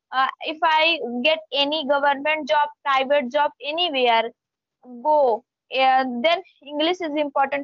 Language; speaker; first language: English; non-native, learner; Hindi